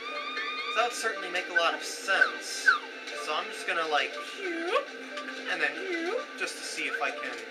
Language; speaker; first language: English; native; English